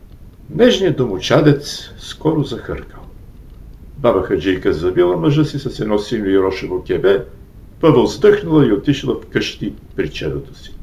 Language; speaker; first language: Bulgarian; native; Bulgarian